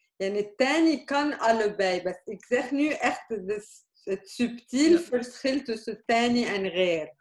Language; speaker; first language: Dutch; non-native, learner; Arabic